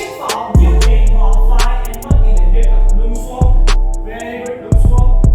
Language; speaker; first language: Vietnamese; non-native, learner; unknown